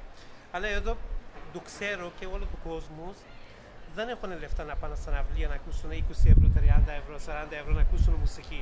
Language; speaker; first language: Greek; non-native, learner; Persian